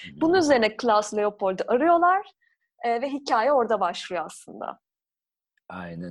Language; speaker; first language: Turkish; native; Turkish